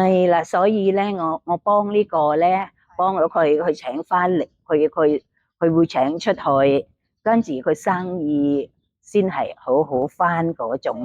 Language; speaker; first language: Cantonese; non-native, learner; Thai